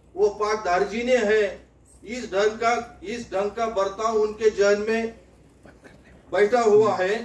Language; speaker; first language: Hindi; non-native, local second language; Marathi